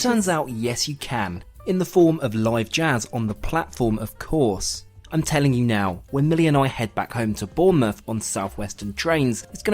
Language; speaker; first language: English; native; English